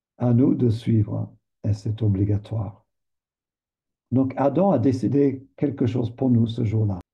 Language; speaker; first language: French; native; French